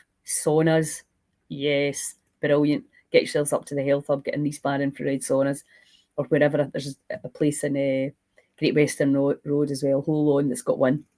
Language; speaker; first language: English; native; English